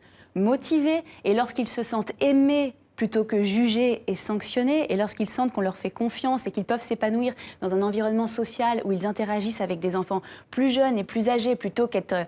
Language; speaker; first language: French; native; French